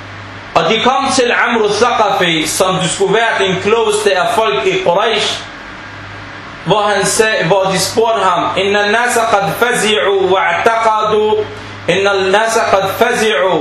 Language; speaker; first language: Danish; non-native, fluent; Arabic